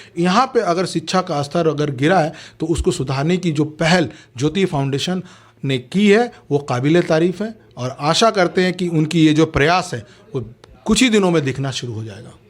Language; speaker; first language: Hindi; native; Hindi